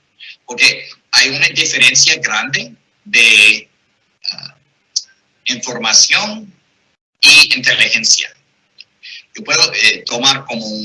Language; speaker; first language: Spanish; non-native, fluent; English